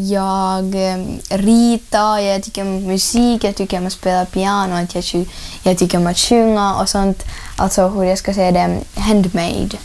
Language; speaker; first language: Swedish; non-native, learner; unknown